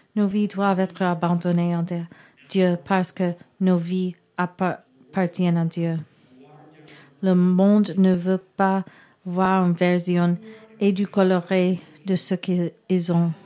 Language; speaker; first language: French; non-native, learner; English